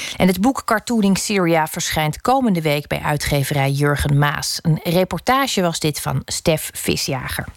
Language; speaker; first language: Dutch; native; Dutch